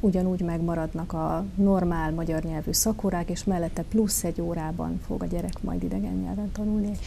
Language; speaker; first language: Hungarian; native; Hungarian